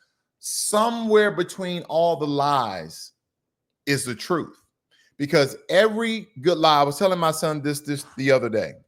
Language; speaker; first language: English; native; English